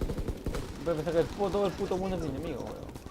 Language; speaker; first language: Spanish; native; Spanish